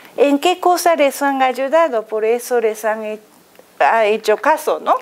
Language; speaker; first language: Spanish; non-native, fluent; Japanese